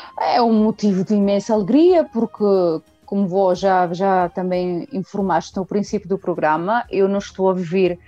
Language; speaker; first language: Portuguese; early bilingual, heritage; Portuguese